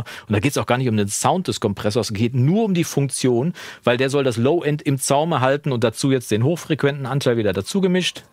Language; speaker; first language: German; native; German